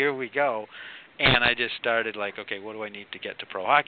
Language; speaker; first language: English; native; English